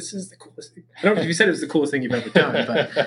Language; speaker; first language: English; native; English